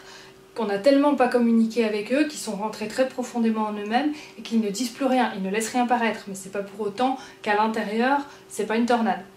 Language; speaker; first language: French; native; French